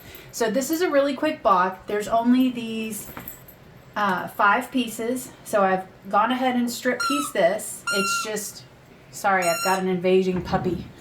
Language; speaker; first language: English; native; English